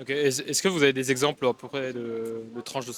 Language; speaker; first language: French; native; French